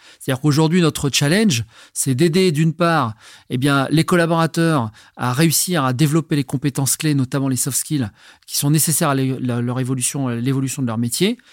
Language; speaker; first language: French; native; French